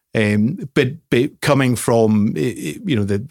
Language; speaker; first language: English; native; English